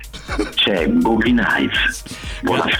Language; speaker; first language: Italian; native; Italian